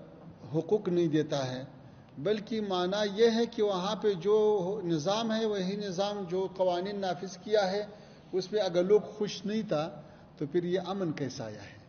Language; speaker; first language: Hindi; non-native, learner; Pashto